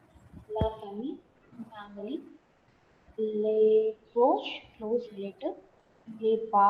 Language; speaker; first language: French; non-native, learner; Tamil